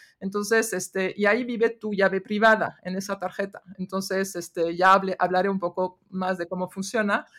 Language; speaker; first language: Spanish; non-native, fluent; French